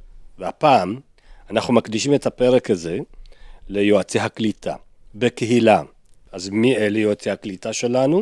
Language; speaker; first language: Hebrew; native; Hebrew